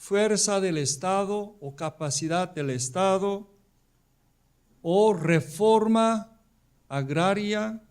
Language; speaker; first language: Spanish; non-native, fluent; Korean